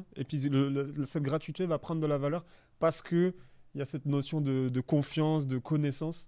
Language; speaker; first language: French; native; French